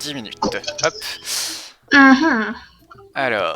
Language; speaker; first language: French; native; French